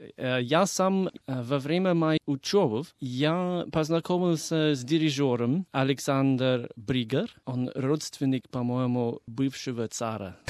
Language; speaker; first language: Russian; non-native, fluent; English